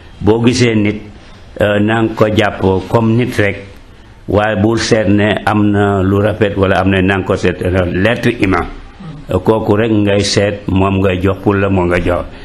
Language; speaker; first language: Wolof; non-native, local second language; Serer